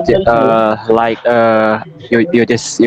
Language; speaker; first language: English; non-native, learner; Indonesian